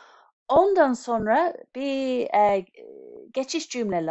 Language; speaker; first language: Turkish; non-native, fluent; English